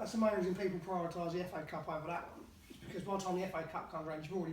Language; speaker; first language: English; native; English